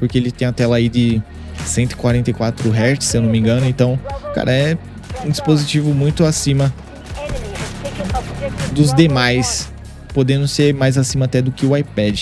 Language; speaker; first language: Portuguese; native; Portuguese